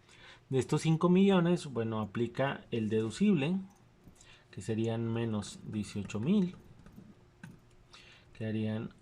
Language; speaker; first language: Spanish; native; Spanish